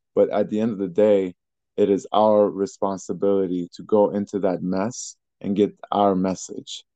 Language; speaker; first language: English; early bilingual, other home language; Persian